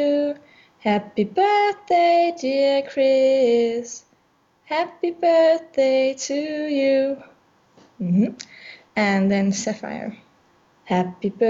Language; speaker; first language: English; non-native, fluent; Danish